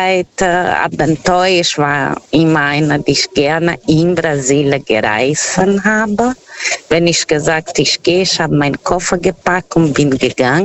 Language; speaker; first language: German; non-native, learner; Portuguese